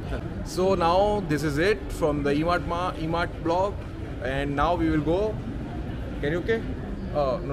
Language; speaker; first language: English; non-native, local second language; Hindi